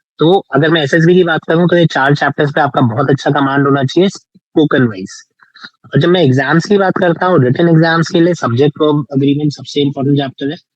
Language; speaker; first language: Hindi; native; Hindi